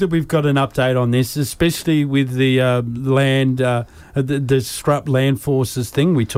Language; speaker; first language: English; native; English